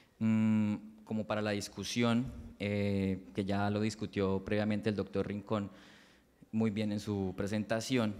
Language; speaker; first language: Spanish; native; Spanish